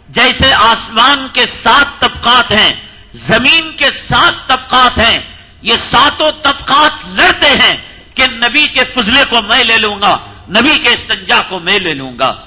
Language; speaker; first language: Urdu; native; Urdu